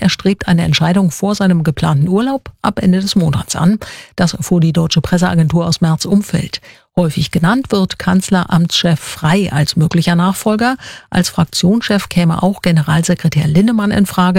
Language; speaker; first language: German; native; German